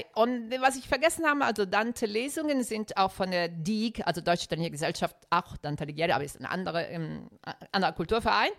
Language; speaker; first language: German; non-native, fluent; Italian